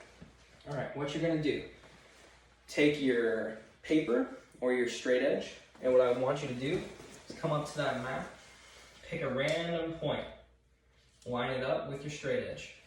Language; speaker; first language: English; native; English